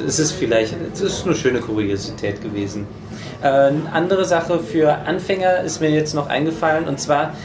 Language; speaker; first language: German; native; German